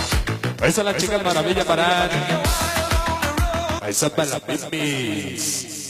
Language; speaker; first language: Spanish; native; Spanish